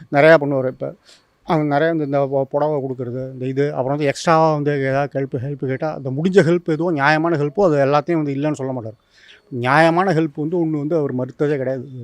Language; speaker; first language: Tamil; native; Tamil